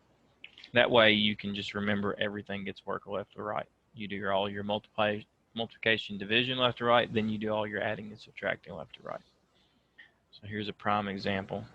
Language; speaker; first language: English; native; English